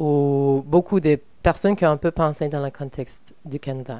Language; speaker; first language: French; non-native, learner; English